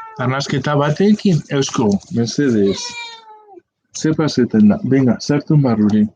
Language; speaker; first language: Basque; native; Basque